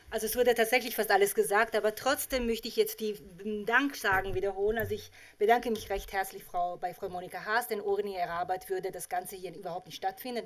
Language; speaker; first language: German; native; German